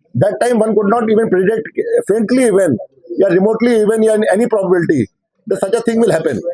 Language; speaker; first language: Hindi; non-native, local second language; Bangla